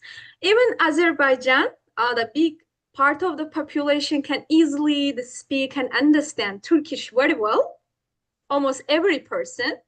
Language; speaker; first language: English; non-native, fluent; Azerbaijani